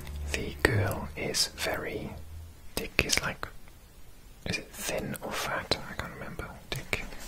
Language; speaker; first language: English; native; English